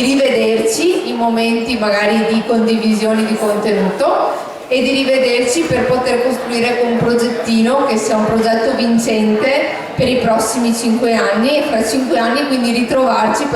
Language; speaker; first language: Italian; native; Italian